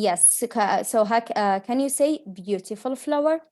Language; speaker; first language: English; non-native, fluent; Arabic